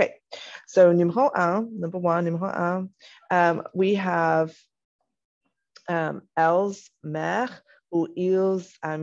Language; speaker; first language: French; non-native, learner; English